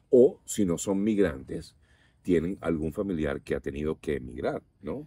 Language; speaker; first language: Spanish; native; Spanish